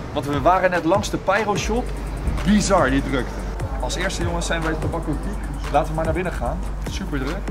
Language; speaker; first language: Dutch; native; Dutch